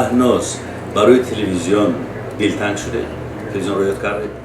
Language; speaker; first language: Persian; native; Persian